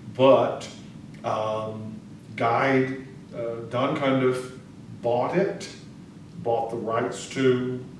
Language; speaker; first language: English; native; English